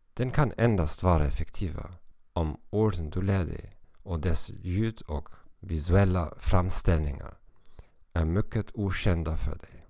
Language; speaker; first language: Swedish; non-native, fluent; German